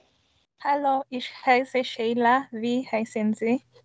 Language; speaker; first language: German; non-native, learner; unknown